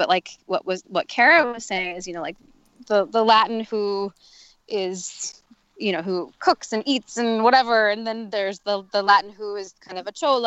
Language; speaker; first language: English; native; English